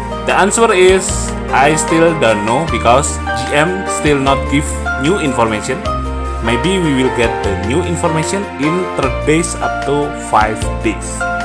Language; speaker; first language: English; non-native, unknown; Indonesian